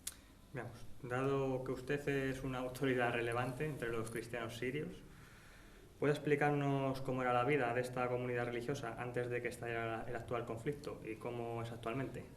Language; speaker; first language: Spanish; native; Spanish